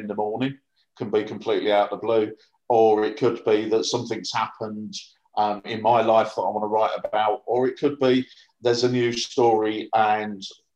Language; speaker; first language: English; native; English